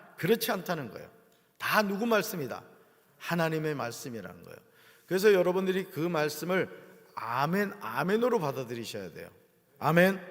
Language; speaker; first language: Korean; native; Korean